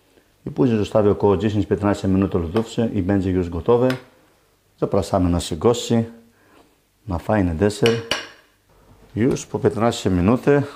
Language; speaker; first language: Polish; non-native, learner; Greek